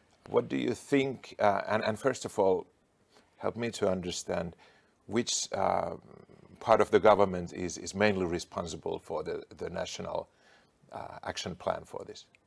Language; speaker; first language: English; non-native, fluent; Finnish